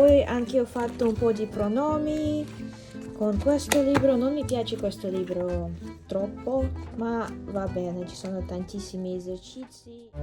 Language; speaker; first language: Italian; non-native, learner; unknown